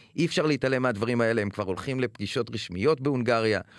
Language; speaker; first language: Hebrew; native; Hebrew